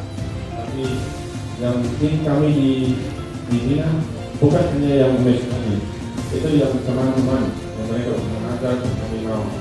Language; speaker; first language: Indonesian; non-native, learner; English